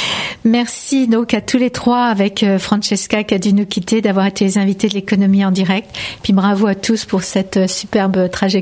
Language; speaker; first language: French; native; French